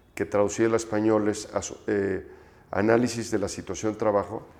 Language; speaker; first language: Spanish; native; Spanish